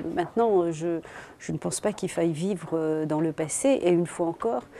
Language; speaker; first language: French; native; French